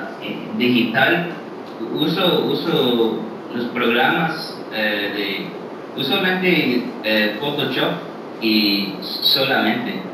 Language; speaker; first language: Spanish; early bilingual, heritage; English